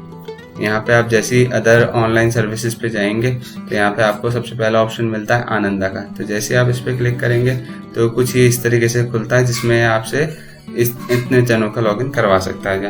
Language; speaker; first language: Hindi; native; Hindi